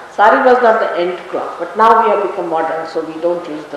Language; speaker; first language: English; non-native, local second language; Marathi